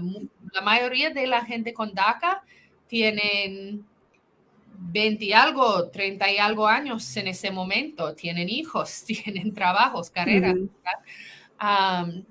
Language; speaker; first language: Spanish; non-native, fluent; English